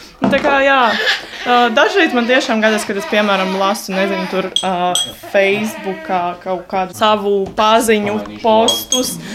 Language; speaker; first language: Latvian; non-native, local second language; Russian